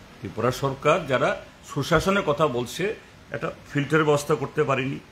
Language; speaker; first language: Bangla; non-native, local second language; Konkani